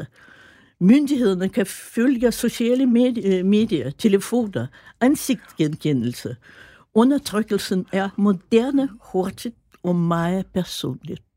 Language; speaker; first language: Danish; non-native, fluent; Russian